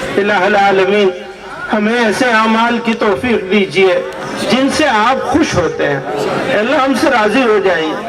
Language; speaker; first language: Urdu; native; Urdu